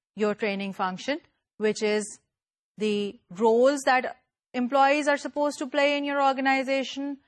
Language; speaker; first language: English; non-native, local second language; Urdu